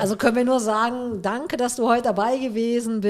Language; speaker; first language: German; native; German